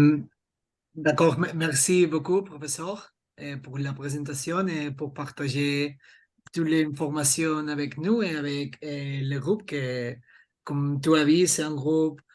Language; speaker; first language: French; non-native, fluent; Catalan